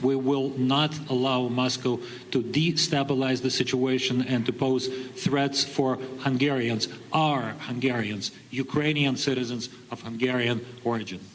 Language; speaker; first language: English; non-native, fluent; Ukrainian